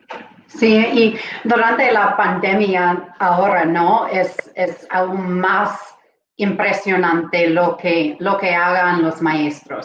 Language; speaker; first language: Spanish; non-native, fluent; English